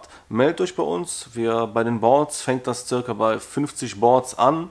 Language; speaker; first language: German; native; German